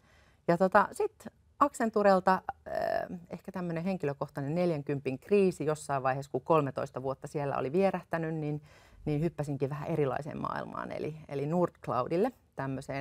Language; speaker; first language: Finnish; native; Finnish